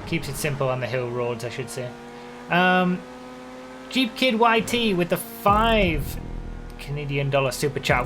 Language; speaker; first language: English; native; English